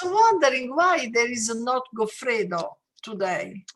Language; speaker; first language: English; non-native, learner; Italian